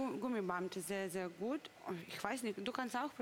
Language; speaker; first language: German; non-native, fluent; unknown